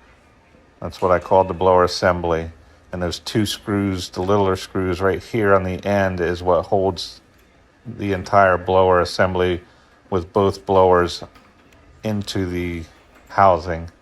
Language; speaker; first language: English; native; English